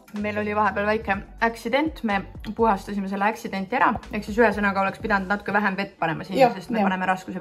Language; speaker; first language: Estonian; native; Estonian